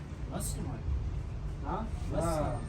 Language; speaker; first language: Russian; native; Russian